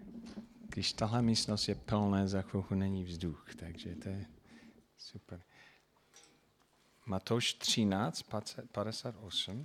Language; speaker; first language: Czech; non-native, fluent; English